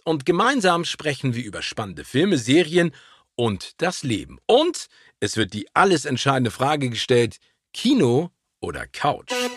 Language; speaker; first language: German; native; German